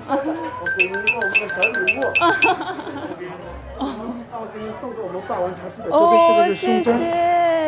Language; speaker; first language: Chinese; native; Chinese